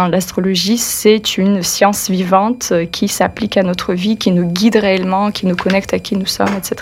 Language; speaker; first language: French; non-native, fluent; Russian